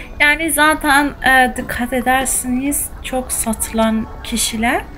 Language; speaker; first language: Turkish; early bilingual, heritage; Turkish